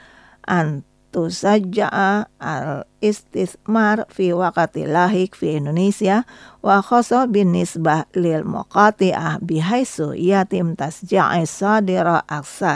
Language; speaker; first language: Arabic; non-native, fluent; Indonesian